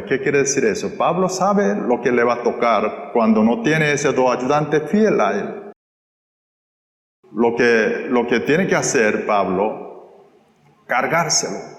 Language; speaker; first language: Spanish; non-native, fluent; Korean